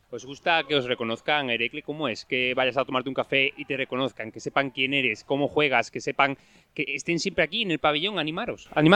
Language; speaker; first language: Spanish; native; Spanish